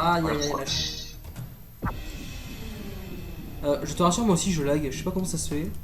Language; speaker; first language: French; native; French